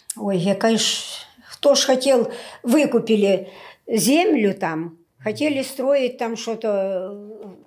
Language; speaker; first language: Russian; non-native, local second language; Ukrainian